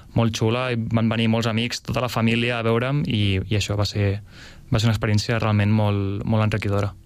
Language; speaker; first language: Catalan; native; Catalan